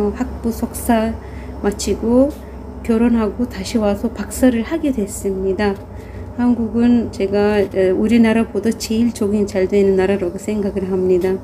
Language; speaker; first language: Korean; non-native, fluent; Turkish